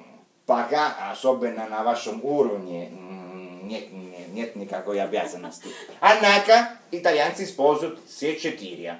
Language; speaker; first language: Russian; non-native, fluent; Italian